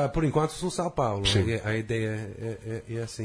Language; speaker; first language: Portuguese; non-native, fluent; English